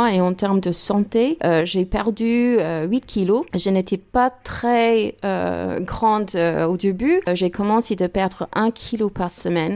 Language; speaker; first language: French; non-native, learner; English